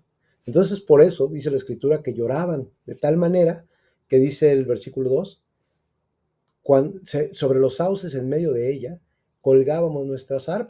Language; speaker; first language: Spanish; native; Spanish